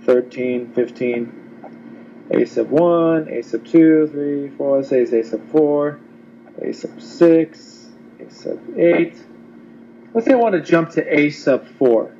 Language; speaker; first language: English; native; English